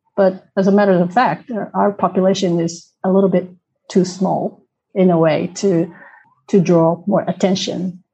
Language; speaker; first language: English; non-native, fluent; Japanese